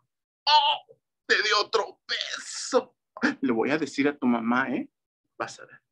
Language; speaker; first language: Spanish; early bilingual, other home language; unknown